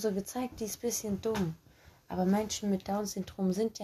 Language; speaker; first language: German; early bilingual, other home language; Turkish